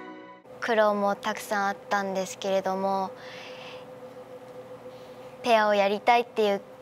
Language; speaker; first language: Japanese; native; Japanese